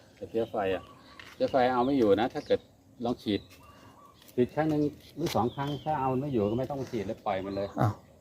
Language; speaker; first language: Thai; native; Thai